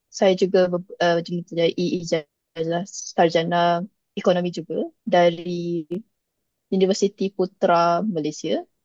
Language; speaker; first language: Malay; native; Malay